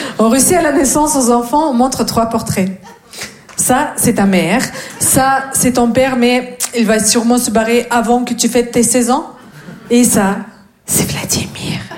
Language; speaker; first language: French; non-native, fluent; Russian